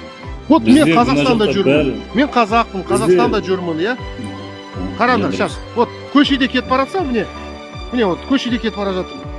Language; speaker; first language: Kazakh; non-native, local second language; Russian